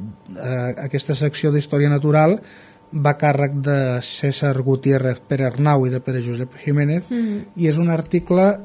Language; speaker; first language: Catalan; native; Catalan